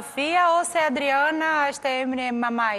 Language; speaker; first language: Albanian; non-native, learner; Portuguese